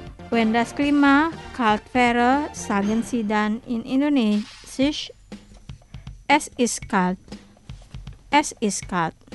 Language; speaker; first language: German; non-native, fluent; Indonesian